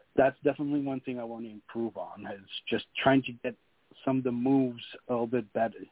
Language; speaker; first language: English; non-native, fluent; French